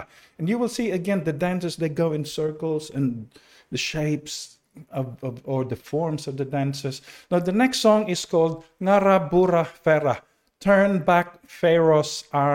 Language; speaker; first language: English; non-native, local second language; Cebuano